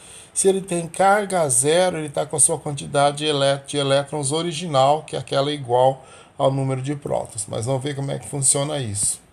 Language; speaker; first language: Portuguese; native; Portuguese